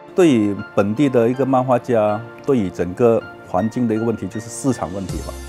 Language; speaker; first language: Chinese; native; Chinese